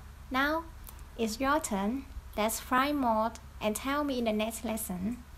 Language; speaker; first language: English; non-native, fluent; Vietnamese